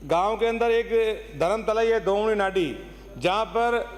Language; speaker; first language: Hindi; native; Hindi